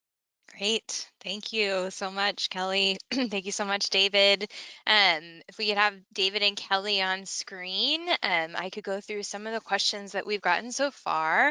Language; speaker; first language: English; native; English